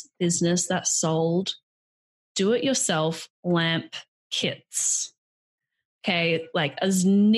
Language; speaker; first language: English; native; English